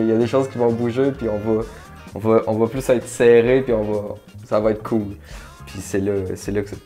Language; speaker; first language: French; native; French